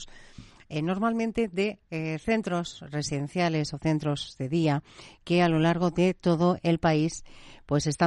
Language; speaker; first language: Spanish; native; Spanish